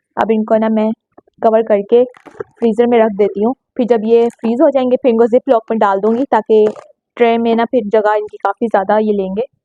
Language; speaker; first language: Urdu; native; Urdu